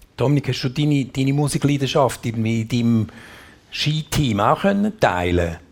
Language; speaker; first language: German; native; German